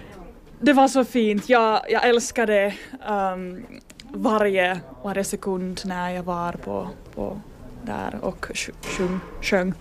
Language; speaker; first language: Swedish; non-native, local second language; Finnish